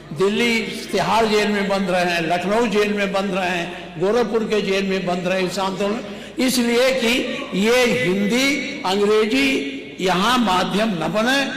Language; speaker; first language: Hindi; native; Hindi